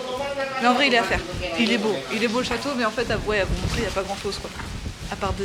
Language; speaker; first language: French; native; French